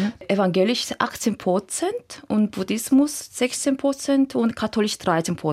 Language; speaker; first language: German; non-native, fluent; Korean